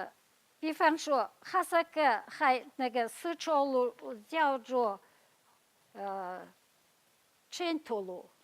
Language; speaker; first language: Chinese; non-native, fluent; Kazakh